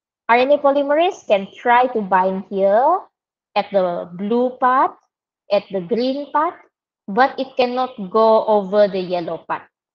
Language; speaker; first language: English; non-native, local second language; Malay